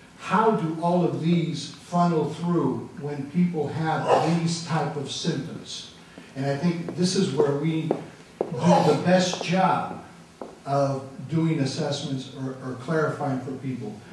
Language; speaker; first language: English; native; English